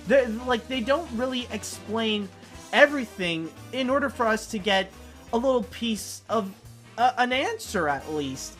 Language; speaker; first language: English; native; English